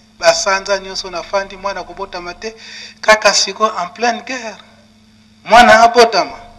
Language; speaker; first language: Lingala; non-native, local second language; Kongo